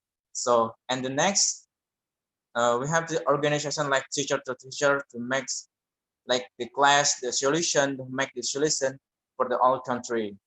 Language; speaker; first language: English; non-native, learner; Indonesian